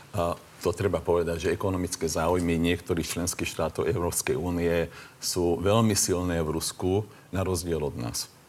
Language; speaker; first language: Slovak; non-native, local second language; Hungarian